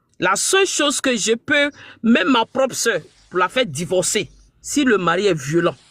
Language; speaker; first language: French; non-native, local second language; Mandingo